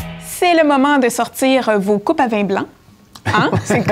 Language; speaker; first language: French; native; French